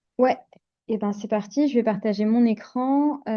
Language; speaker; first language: French; native; French